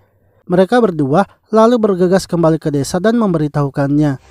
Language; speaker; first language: Indonesian; native; Indonesian